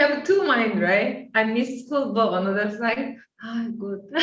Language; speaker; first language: English; non-native, fluent; Korean